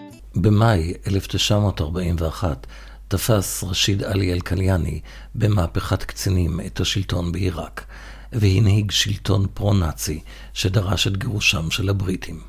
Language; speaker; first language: Hebrew; native; Hebrew